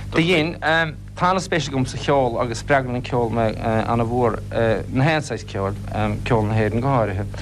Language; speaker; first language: Irish; non-native, local second language; English